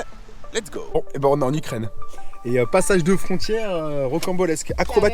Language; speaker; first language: French; native; French